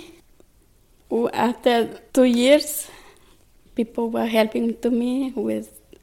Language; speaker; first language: English; non-native, learner; Spanish